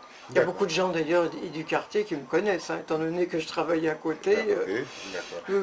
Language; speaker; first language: French; native; French